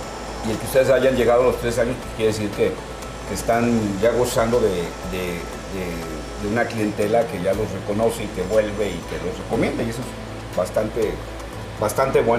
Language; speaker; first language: Spanish; native; Spanish